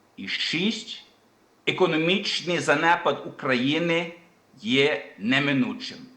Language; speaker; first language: Ukrainian; early bilingual, heritage; Ukrainian